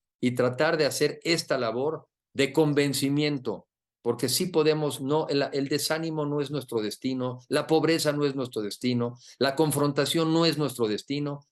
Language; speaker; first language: Spanish; native; Spanish